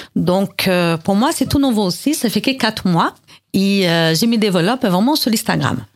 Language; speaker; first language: French; non-native, learner; Portuguese